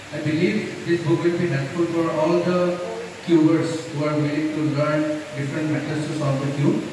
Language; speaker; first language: English; non-native, local second language; Assamese